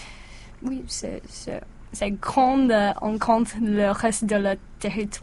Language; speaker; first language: French; non-native, learner; English